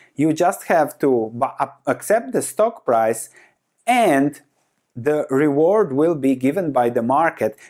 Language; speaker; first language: English; non-native, fluent; Croatian